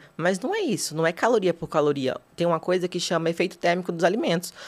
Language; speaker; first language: Portuguese; native; Portuguese